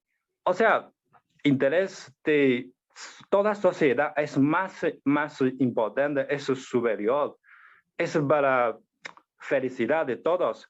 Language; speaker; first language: Spanish; non-native, learner; Chinese